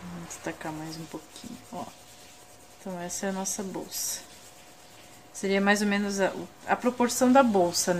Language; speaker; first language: Portuguese; native; Portuguese